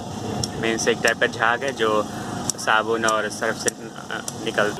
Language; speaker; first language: Hindi; native; Hindi